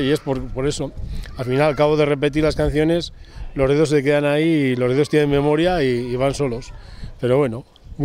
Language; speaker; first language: Spanish; native; Spanish